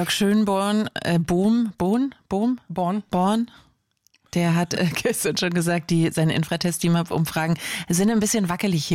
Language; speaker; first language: German; native; German